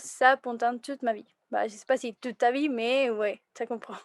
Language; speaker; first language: French; non-native, fluent; Spanish